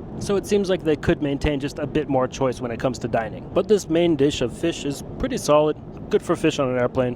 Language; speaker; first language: English; native; English